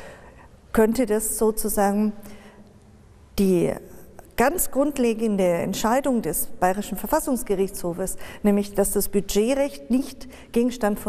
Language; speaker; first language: German; native; German